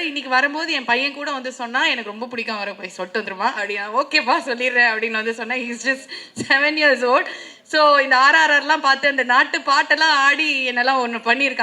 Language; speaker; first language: Tamil; native; Tamil